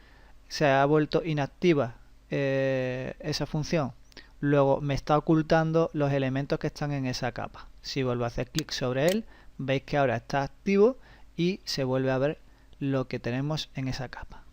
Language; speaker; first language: Spanish; native; Spanish